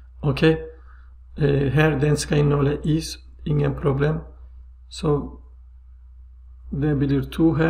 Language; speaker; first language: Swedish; non-native, fluent; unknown